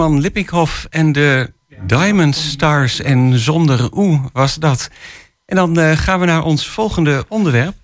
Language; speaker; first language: Dutch; native; Dutch